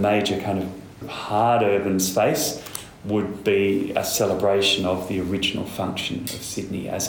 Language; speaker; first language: English; native; English